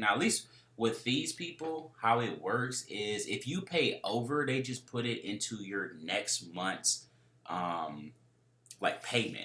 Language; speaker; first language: English; native; English